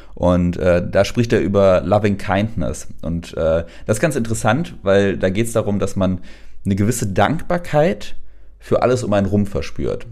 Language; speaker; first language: German; native; German